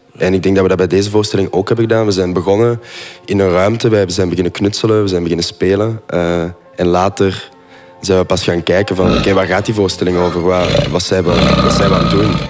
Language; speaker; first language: Dutch; native; Dutch